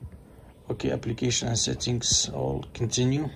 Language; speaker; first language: English; non-native, fluent; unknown